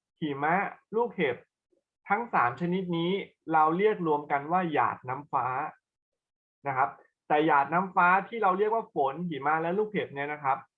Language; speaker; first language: Thai; native; Thai